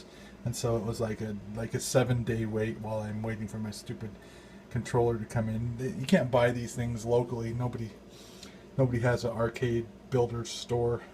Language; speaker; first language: English; native; English